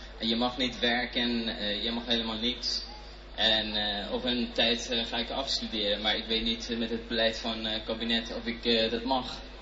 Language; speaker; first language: Dutch; non-native, fluent; Persian